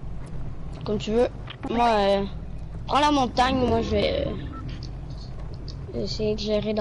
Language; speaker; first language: French; native; French